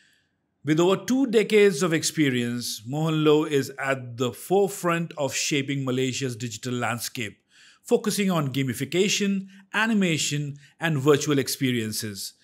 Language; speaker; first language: English; non-native, local second language; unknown